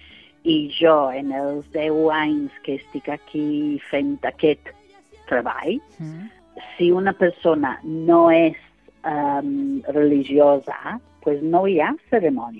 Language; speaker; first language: Catalan; non-native, fluent; English